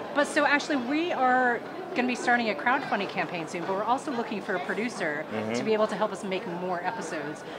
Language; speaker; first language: English; native; English